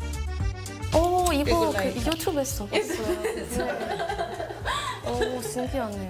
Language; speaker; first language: Korean; non-native, learner; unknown